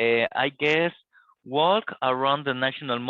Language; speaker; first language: English; non-native, learner; Spanish